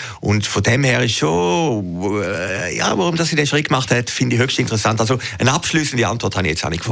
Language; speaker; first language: German; native; German